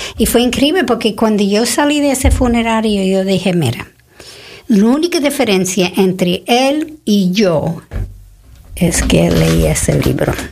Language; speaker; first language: Spanish; non-native, fluent; English